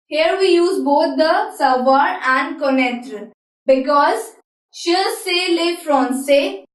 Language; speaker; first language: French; non-native, learner; Hindi